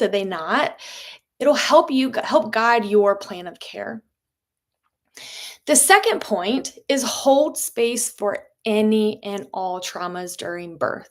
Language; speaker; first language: English; native; English